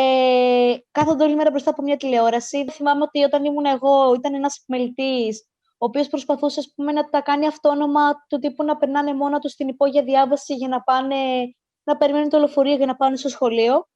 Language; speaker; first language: Greek; native; Greek